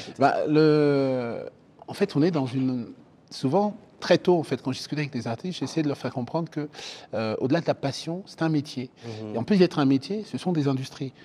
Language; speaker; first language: French; early bilingual, other home language; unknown